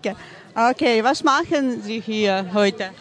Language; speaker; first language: German; non-native, learner; Ukrainian